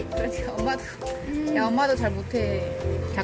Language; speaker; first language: Korean; native; Korean